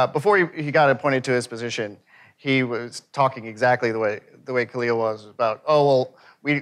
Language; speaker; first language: English; native; English